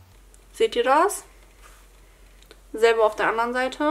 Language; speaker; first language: German; native; German